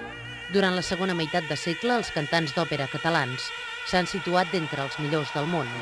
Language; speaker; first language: Catalan; native; Catalan